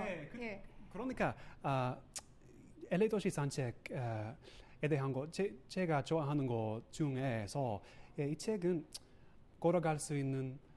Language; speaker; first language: Korean; non-native, learner; English